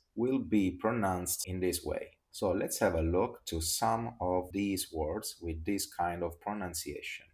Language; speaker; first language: English; non-native, fluent; Italian